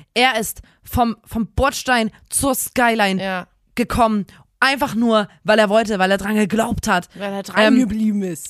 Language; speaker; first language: German; native; German